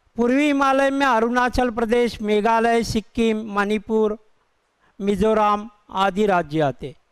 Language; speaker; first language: Hindi; non-native, local second language; Urdu